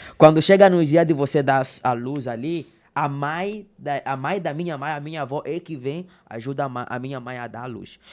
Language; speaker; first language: Portuguese; non-native, local second language; Makhuwa